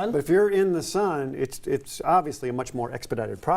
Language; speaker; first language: English; native; English